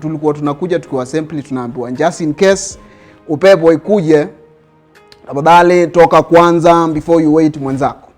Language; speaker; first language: Swahili; native; Swahili